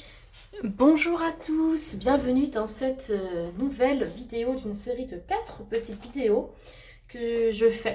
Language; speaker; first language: French; native; French